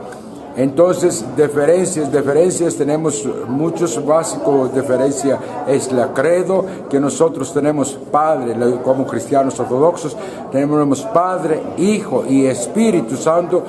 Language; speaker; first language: Spanish; non-native, learner; Greek